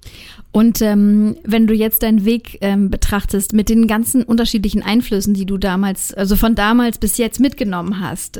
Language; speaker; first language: German; native; German